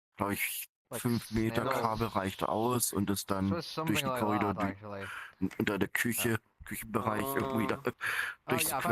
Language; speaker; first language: German; non-native, fluent; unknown